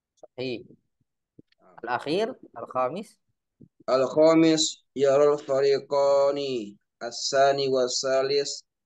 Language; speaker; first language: Arabic; non-native, learner; Indonesian